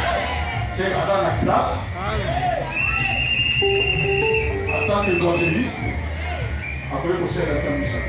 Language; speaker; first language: French; non-native, local second language; Lingala